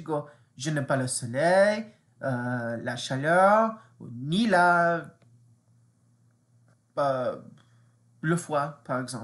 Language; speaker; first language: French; non-native, fluent; English